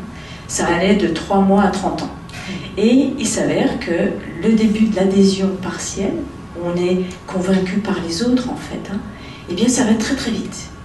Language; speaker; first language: French; native; French